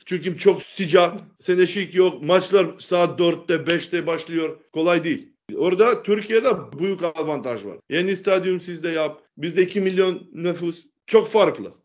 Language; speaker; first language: Turkish; non-native, learner; Macedonian